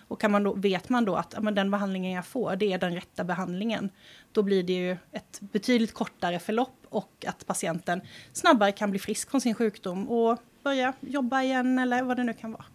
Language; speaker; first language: Swedish; native; Swedish